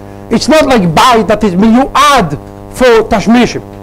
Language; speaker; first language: English; non-native, learner; Hebrew